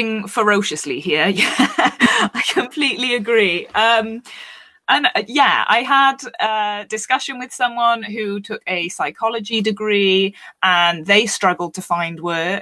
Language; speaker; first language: English; native; English